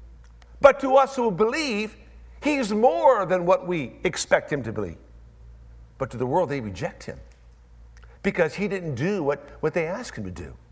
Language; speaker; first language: English; native; English